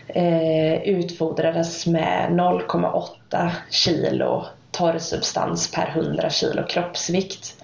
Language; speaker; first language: Swedish; native; Swedish